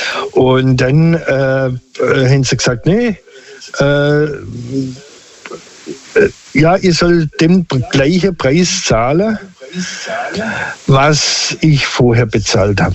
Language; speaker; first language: German; non-native, local second language; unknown